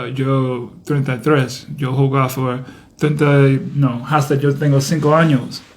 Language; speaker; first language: Spanish; non-native, learner; English